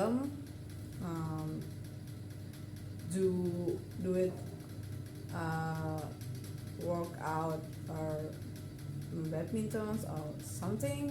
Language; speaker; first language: English; non-native, learner; Indonesian